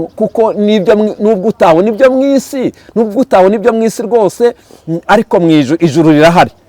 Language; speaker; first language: Kinyarwanda; early bilingual, heritage; Kinyarwanda